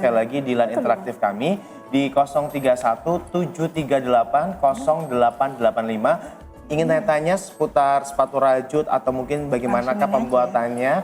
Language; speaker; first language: Indonesian; native; Indonesian